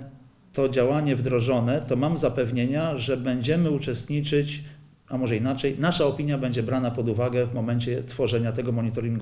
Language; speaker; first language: Polish; native; Polish